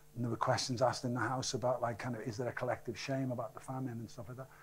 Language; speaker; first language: English; native; English